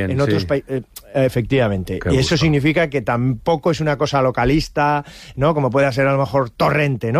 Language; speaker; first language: Spanish; native; Spanish